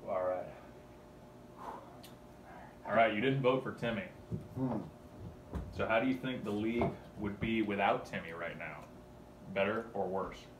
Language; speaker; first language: English; native; English